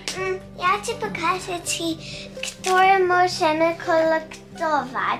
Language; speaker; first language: Polish; early bilingual, heritage; Polish